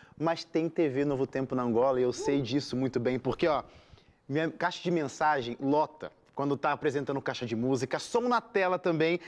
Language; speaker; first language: Portuguese; native; Portuguese